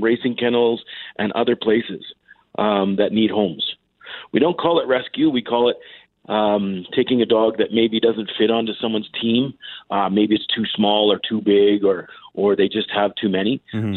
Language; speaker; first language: English; native; English